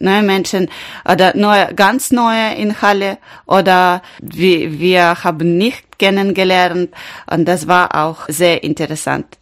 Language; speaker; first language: German; non-native, learner; Ukrainian